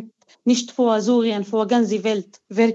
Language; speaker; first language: German; non-native, fluent; Arabic